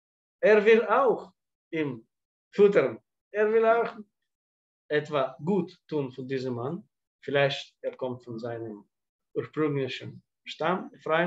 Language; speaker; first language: German; non-native, fluent; Russian